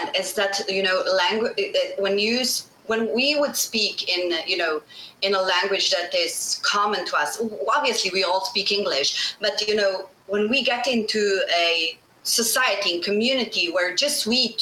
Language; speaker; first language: English; non-native, fluent; Bosnian